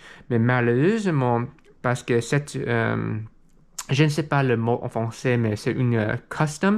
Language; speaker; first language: French; non-native, learner; English